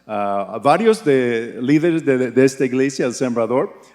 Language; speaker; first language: Spanish; non-native, fluent; English